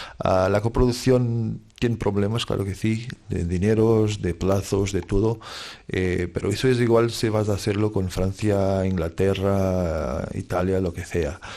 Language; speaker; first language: Spanish; non-native, fluent; Portuguese